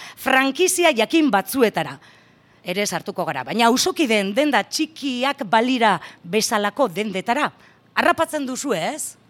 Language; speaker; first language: Basque; native; Basque